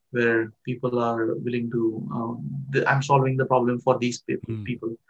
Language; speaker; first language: English; non-native, local second language; Marathi